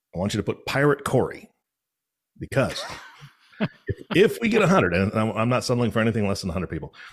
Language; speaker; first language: English; native; English